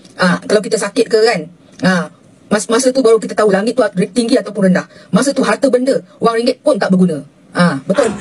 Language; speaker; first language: Malay; native; Malay